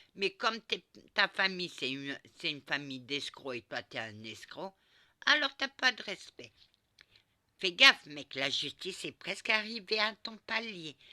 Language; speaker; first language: French; early bilingual, other home language; Portuguese